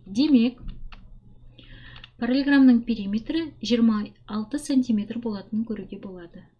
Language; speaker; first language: Kazakh; native; Kazakh